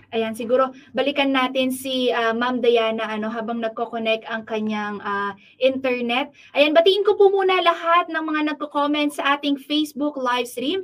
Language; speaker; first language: Filipino; non-native, local second language; Pampanga